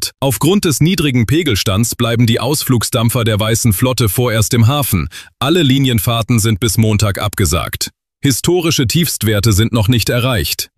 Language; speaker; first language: German; native; German